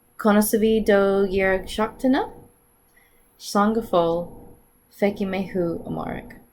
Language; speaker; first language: Irish; non-native, local second language; English